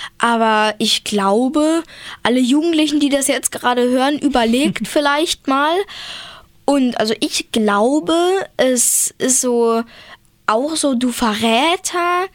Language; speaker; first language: German; native; German